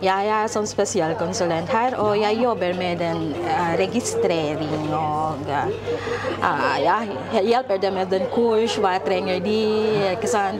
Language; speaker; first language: Norwegian; non-native, fluent; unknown